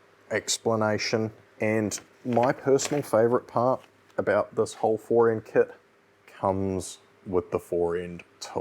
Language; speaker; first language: English; native; English